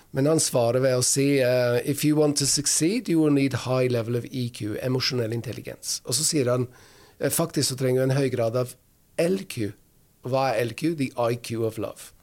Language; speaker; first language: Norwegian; non-native, fluent; English